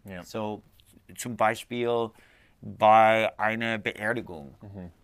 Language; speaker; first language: German; non-native, learner; English